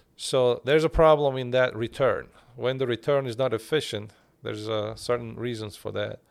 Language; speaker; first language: English; non-native, fluent; Turkish